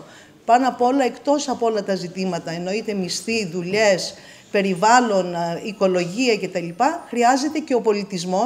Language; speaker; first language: Greek; native; Greek